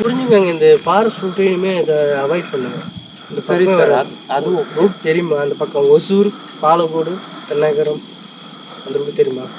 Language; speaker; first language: Tamil; native; Tamil